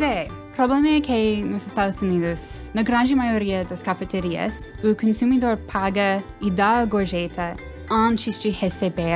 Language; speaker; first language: Portuguese; non-native, fluent; English